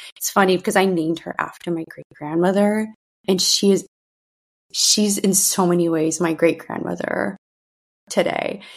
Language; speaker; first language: English; early bilingual, other home language; Russian